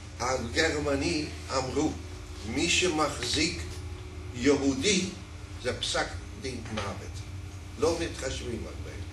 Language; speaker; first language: Hebrew; non-native, fluent; Dutch